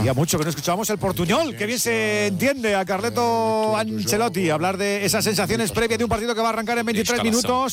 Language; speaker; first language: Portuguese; non-native, learner; Spanish